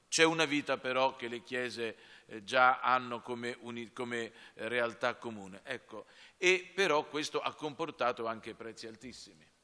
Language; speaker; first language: Italian; native; Italian